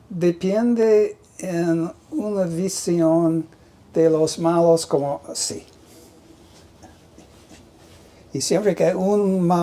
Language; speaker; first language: Spanish; non-native, learner; English